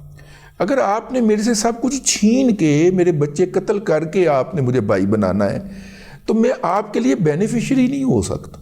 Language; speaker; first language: Urdu; native; Urdu